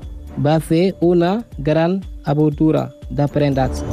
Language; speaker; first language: Catalan; non-native, learner; Spanish